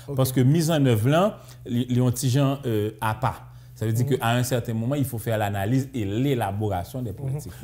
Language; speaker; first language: French; native; French